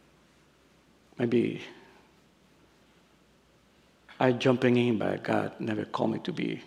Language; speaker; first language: English; non-native, learner; Spanish